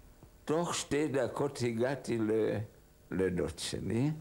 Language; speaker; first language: Hebrew; non-native, fluent; Hungarian